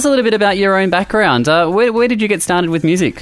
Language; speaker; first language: English; native; English